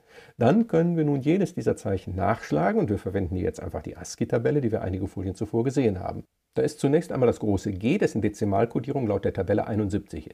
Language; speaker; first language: German; native; German